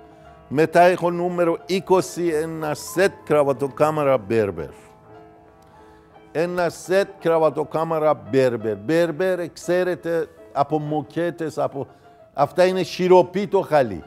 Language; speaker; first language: Greek; non-native, fluent; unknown